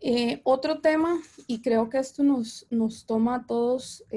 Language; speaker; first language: Spanish; native; Spanish